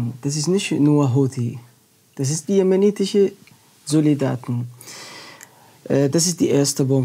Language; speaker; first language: German; non-native, learner; Arabic